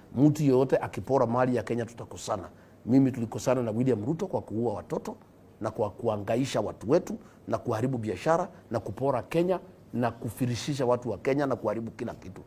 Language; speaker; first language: Swahili; non-native, local second language; Kikuyu